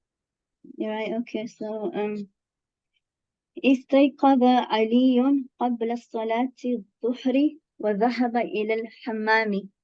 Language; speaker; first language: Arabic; non-native, learner; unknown